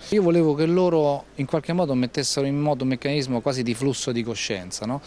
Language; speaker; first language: Italian; native; Italian